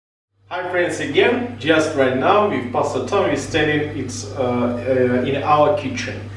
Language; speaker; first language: English; non-native, learner; Ukrainian